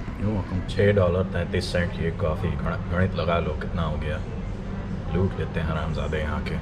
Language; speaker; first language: Hindi; native; Hindi